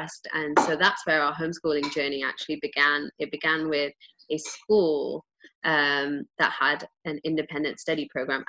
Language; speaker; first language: English; native; English